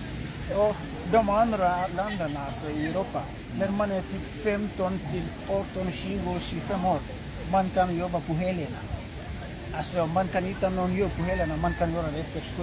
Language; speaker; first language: Swedish; early bilingual, other home language; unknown